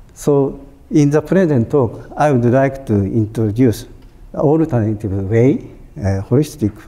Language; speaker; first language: English; non-native, fluent; Japanese